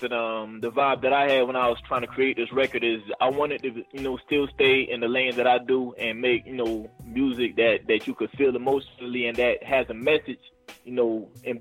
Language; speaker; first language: English; native; English